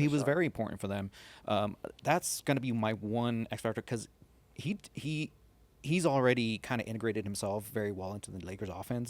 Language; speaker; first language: English; native; English